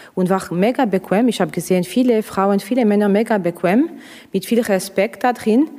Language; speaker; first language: German; non-native, fluent; Russian